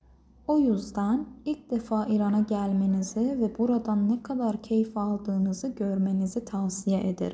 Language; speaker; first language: Turkish; non-native, fluent; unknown